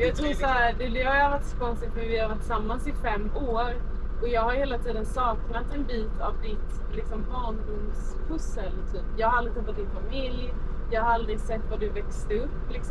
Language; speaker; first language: Swedish; native; Swedish